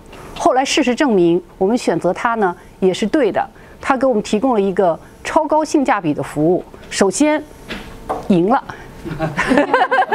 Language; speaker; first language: Chinese; native; Chinese